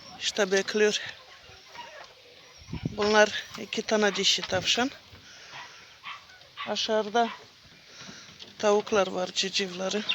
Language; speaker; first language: Turkish; non-native, learner; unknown